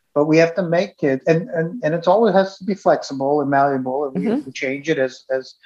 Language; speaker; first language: English; native; English